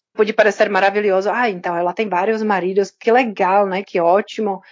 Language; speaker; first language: Portuguese; non-native, fluent; Czech